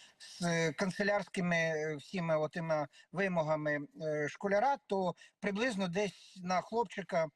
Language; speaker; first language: Ukrainian; native; Ukrainian